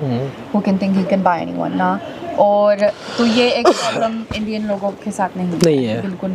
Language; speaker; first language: Hindi; non-native, learner; English